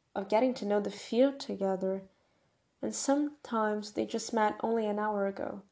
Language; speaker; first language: English; non-native, fluent; Portuguese